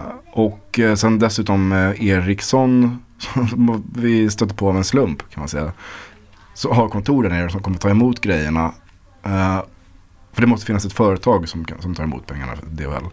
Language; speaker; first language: Swedish; native; Swedish